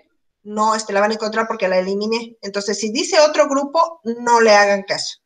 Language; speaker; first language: Spanish; native; Spanish